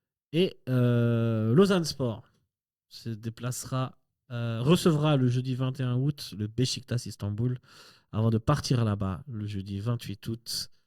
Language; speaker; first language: French; native; French